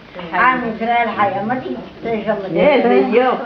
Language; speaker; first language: Hebrew; non-native, learner; Arabic